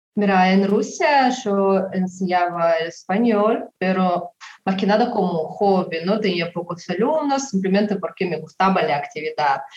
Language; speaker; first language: Spanish; non-native, fluent; Russian